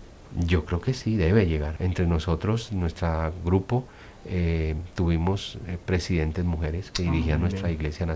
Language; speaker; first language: Spanish; native; Spanish